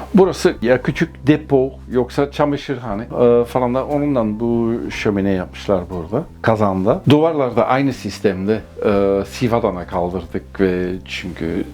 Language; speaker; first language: Turkish; non-native, fluent; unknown